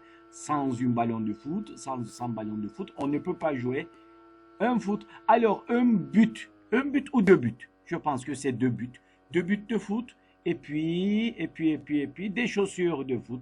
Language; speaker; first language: French; non-native, fluent; Turkish